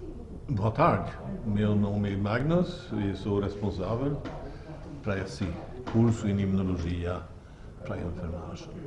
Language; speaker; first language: Portuguese; non-native, learner; Swedish